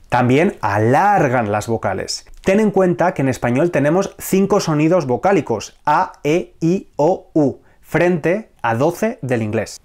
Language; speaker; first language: Spanish; native; Spanish